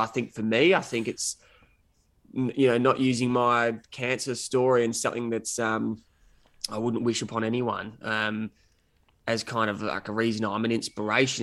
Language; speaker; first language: English; native; English